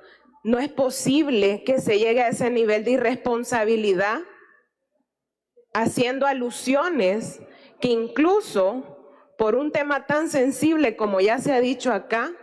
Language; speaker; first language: Spanish; native; Spanish